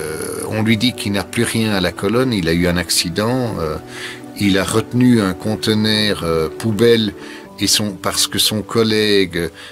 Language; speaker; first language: French; native; French